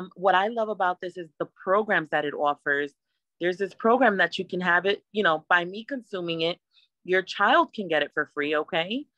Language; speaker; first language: English; early bilingual, other home language; Spanish